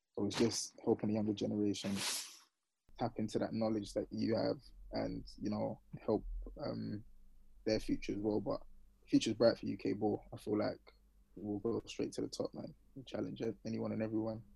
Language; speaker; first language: English; native; English